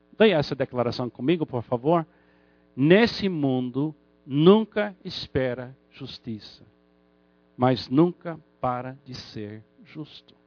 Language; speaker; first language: Portuguese; non-native, fluent; English